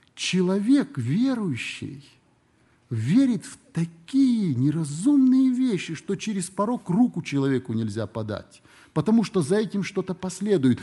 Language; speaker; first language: Russian; native; Russian